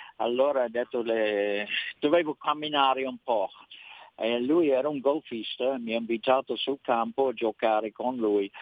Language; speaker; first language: Italian; non-native, fluent; English